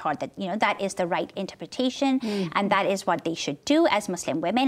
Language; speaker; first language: English; non-native, local second language; Urdu